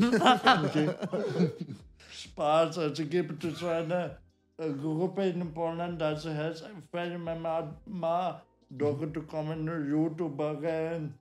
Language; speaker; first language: German; non-native, learner; Polish